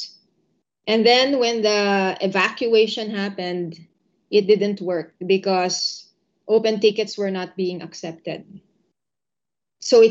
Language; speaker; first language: English; non-native, local second language; Filipino